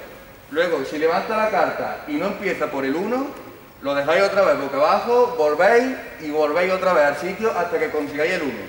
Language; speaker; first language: Spanish; native; Spanish